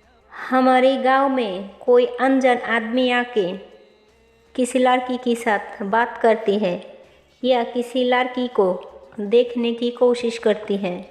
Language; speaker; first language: Hindi; non-native, local second language; Bangla